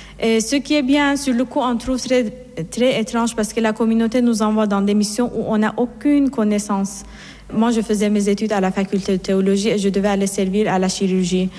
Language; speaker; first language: French; non-native, fluent; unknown